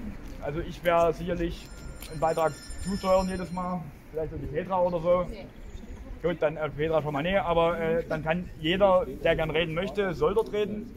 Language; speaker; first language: German; native; German